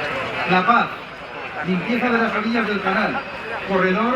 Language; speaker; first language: Spanish; native; Spanish